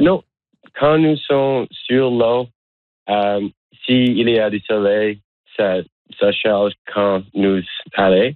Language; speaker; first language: French; non-native, learner; English